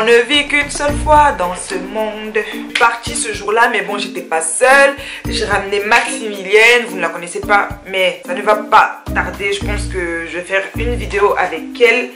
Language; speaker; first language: French; early bilingual, other home language; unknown